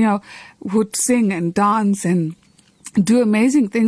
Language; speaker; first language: English; native; English